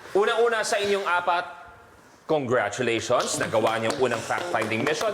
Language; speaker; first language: Filipino; native; Filipino